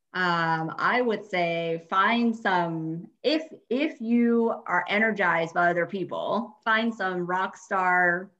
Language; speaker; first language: English; native; English